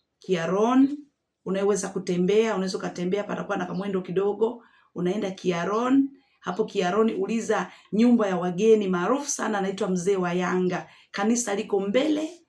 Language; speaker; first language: Swahili; native; Swahili